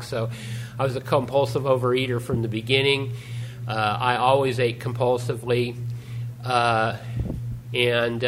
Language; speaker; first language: English; native; English